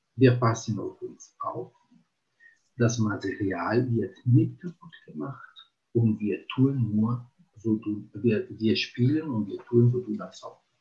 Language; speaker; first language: German; non-native, fluent; Italian